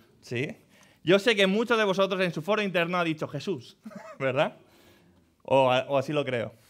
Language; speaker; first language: Spanish; native; Spanish